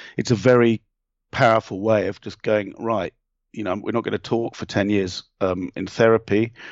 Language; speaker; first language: English; native; English